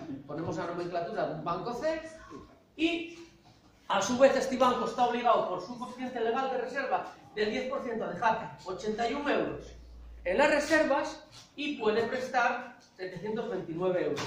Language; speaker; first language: Spanish; native; Spanish